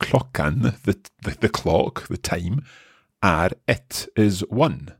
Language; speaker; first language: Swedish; non-native, learner; English